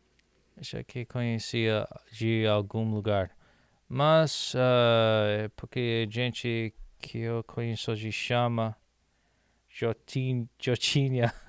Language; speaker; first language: Portuguese; non-native, learner; English